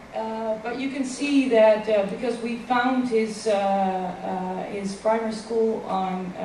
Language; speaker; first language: English; non-native, fluent; Dutch